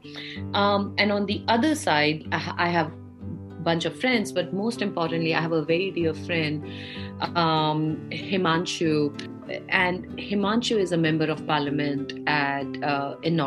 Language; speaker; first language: English; non-native, local second language; Hindi